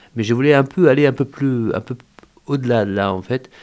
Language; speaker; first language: French; non-native, fluent; Arabic